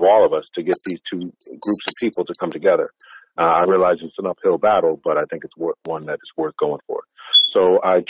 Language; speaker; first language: English; native; English